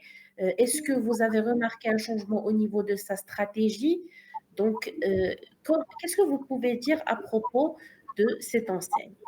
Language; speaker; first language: French; non-native, local second language; Arabic